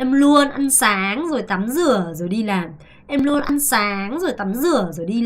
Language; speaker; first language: Vietnamese; non-native, fluent; Korean